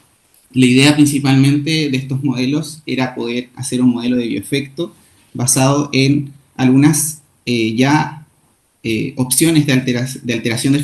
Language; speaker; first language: Spanish; native; Spanish